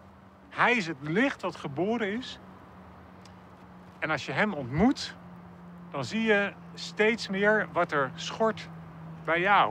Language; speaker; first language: Dutch; native; Dutch